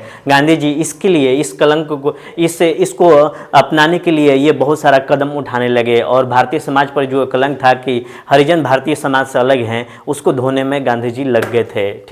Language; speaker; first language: Hindi; native; Hindi